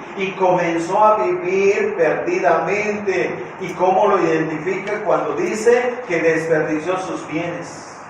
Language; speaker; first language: Spanish; native; Spanish